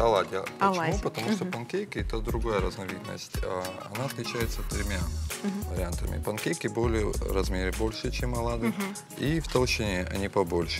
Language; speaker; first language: Russian; native; Russian